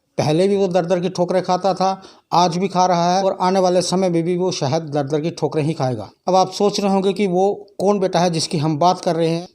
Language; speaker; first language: Hindi; non-native, local second language; Dogri